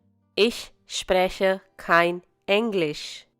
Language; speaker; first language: German; non-native, fluent; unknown